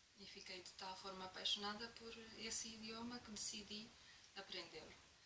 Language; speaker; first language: Portuguese; non-native, fluent; Romanian